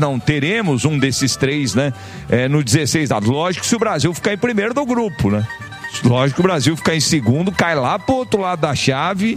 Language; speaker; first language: Portuguese; native; Portuguese